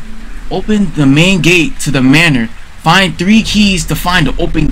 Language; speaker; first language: English; native; English